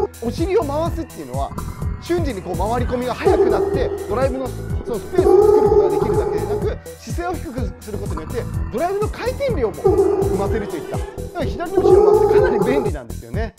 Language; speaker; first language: Japanese; native; Japanese